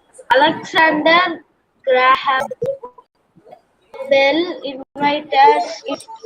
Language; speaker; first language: English; non-native, learner; Tamil